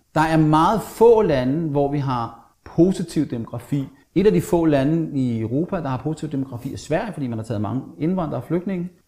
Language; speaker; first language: Danish; native; Danish